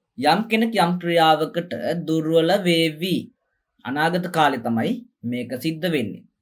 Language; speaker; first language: Sinhala; native; Sinhala